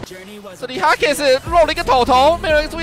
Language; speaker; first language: Chinese; native; Chinese